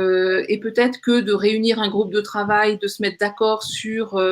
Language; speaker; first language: French; native; French